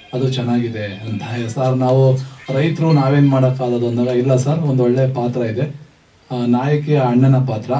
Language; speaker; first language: Kannada; native; Kannada